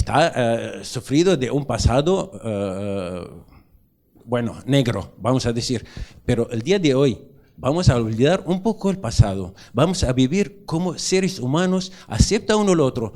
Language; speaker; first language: Spanish; non-native, learner; Arabic